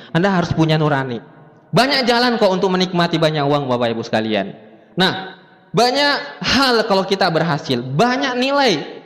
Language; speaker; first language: Indonesian; native; Indonesian